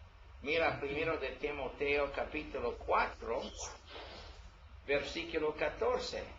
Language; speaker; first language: Spanish; non-native, learner; English